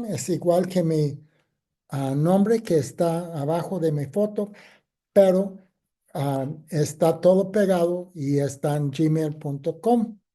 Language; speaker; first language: Spanish; non-native, fluent; English